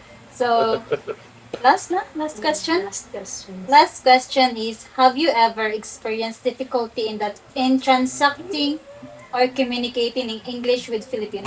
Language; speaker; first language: English; non-native, local second language; Cebuano